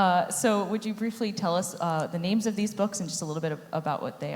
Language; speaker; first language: English; native; English